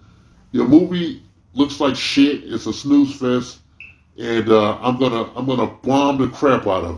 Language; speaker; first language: English; native; English